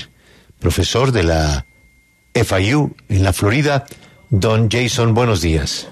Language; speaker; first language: Spanish; native; Spanish